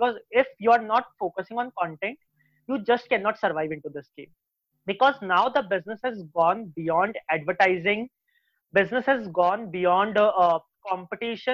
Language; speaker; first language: English; non-native, local second language; Hindi